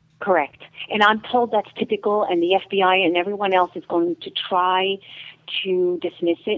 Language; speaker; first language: English; native; English